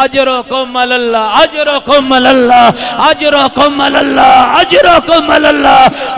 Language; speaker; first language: Urdu; native; Urdu